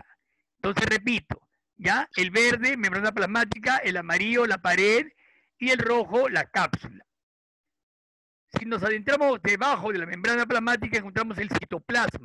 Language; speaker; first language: Spanish; native; Spanish